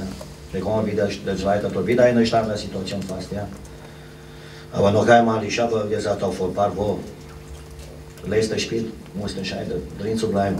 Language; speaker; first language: German; non-native, fluent; Romanian